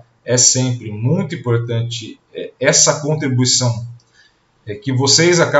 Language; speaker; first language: Portuguese; native; Portuguese